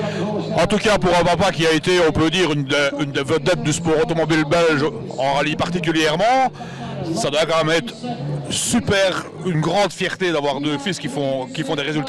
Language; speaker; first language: French; native; French